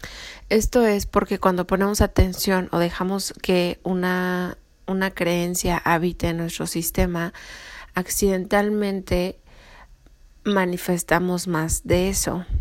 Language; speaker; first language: Spanish; native; Spanish